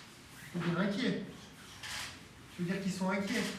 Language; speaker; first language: French; native; French